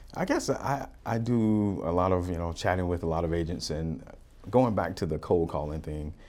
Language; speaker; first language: English; native; English